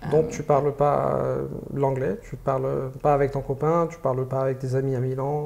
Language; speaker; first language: French; non-native, fluent; Italian